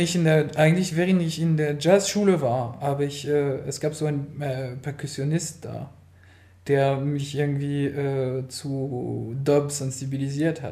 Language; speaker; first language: German; non-native, fluent; French